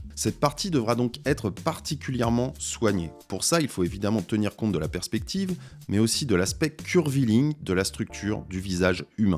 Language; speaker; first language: French; native; French